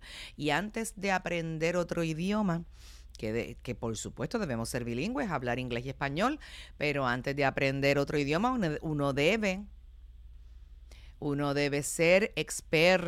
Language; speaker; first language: Spanish; native; Spanish